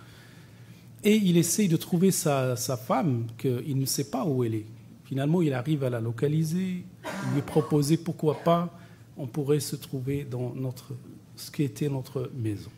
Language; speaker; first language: French; non-native, local second language; Arabic